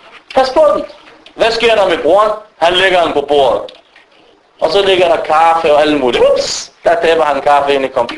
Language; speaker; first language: Danish; non-native, fluent; Arabic